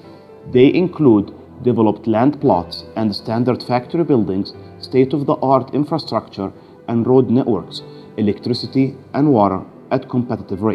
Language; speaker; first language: English; non-native, fluent; Arabic